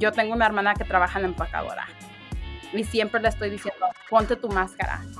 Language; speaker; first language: Spanish; early bilingual, heritage; Spanish